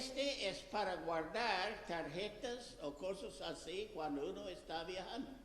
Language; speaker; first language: Spanish; non-native, fluent; English